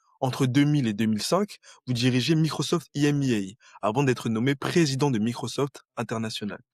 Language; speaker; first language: French; native; French